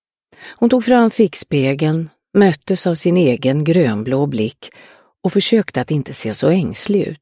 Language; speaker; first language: Swedish; native; Swedish